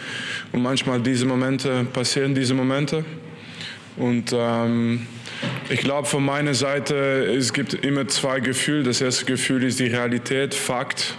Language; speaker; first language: German; non-native, fluent; French